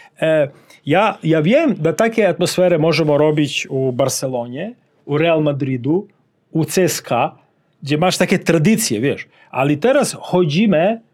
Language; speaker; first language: Polish; non-native, fluent; Serbian